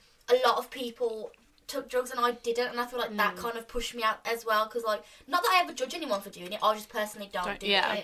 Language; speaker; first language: English; native; English